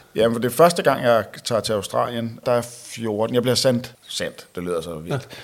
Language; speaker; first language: Danish; native; Danish